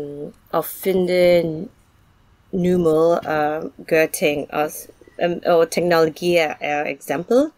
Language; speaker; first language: Danish; non-native, fluent; English